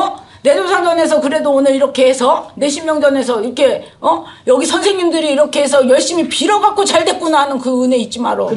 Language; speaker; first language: Korean; native; Korean